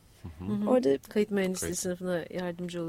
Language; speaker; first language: Turkish; native; Turkish